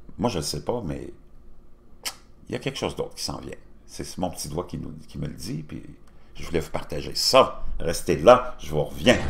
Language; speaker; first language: French; native; French